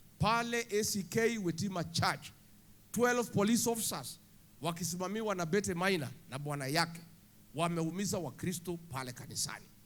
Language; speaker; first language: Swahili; non-native, local second language; Kikuyu